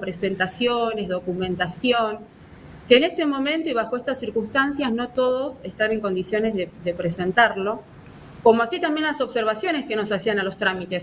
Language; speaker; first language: Spanish; native; Spanish